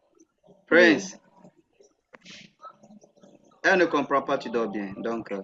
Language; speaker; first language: French; non-native, fluent; Akan